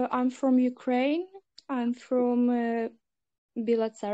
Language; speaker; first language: English; non-native, learner; Ukrainian